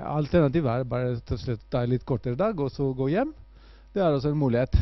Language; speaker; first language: Norwegian; non-native, fluent; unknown